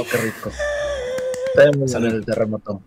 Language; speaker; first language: Spanish; native; Spanish